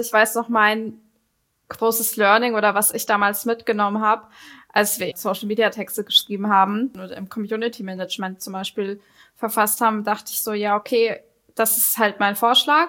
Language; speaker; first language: German; native; German